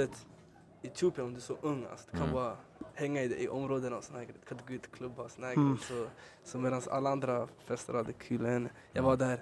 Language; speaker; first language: Swedish; early bilingual, other home language; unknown